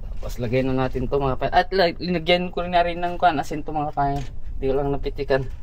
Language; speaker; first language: Filipino; non-native, local second language; Iloko